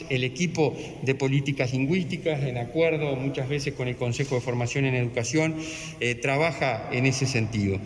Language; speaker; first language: Spanish; native; Spanish